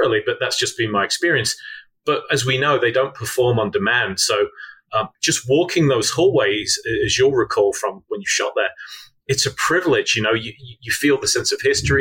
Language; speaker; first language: English; native; English